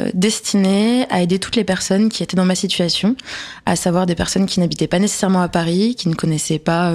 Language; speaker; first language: French; native; French